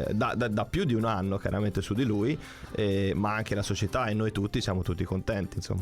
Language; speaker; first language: Italian; native; Italian